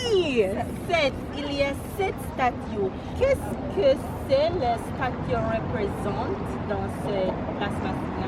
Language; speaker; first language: French; non-native, learner; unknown